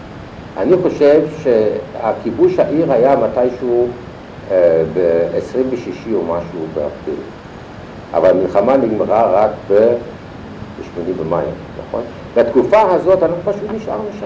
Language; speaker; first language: Hebrew; non-native, fluent; German